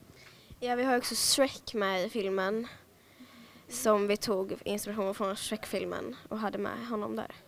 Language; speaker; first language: Swedish; native; Swedish